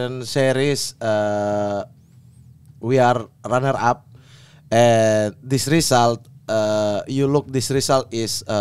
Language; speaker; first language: English; non-native, learner; Indonesian